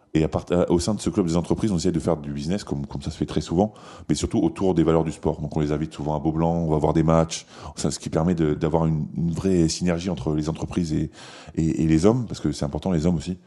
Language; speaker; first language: French; native; French